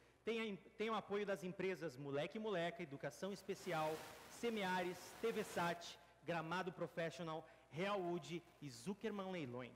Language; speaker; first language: Portuguese; native; Portuguese